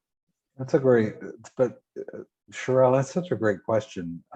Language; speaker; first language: English; native; English